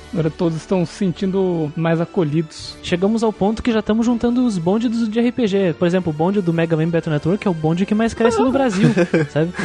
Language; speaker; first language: Portuguese; native; Portuguese